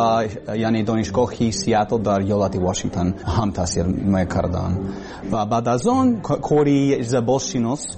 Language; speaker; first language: Persian; non-native, learner; English